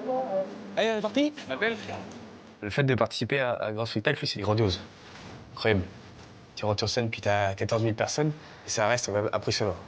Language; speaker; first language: French; native; French